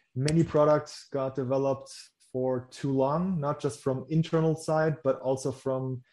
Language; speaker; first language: English; non-native, fluent; German